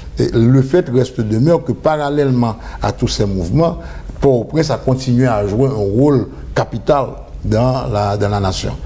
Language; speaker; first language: French; non-native, local second language; Haitian Creole